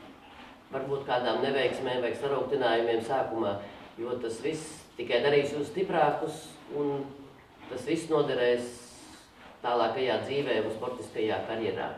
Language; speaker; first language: Latvian; native; Latvian